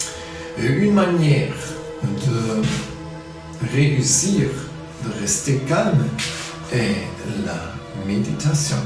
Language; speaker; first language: French; non-native, fluent; German